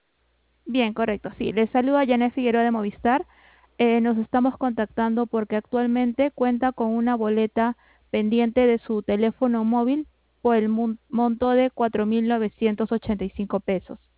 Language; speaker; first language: Spanish; native; Spanish